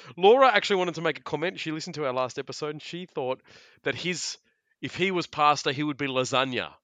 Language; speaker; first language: English; early bilingual, other home language; Italian